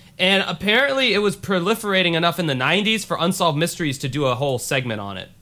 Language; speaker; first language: English; native; English